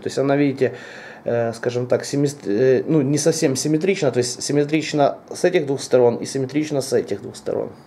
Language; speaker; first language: Russian; native; Russian